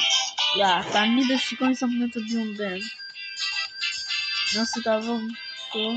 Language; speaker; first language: Albanian; early bilingual, heritage; Albanian